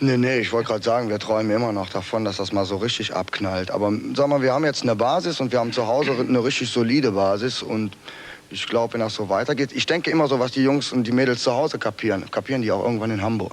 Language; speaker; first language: German; native; German